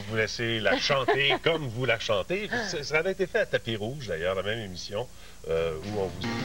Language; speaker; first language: French; native; French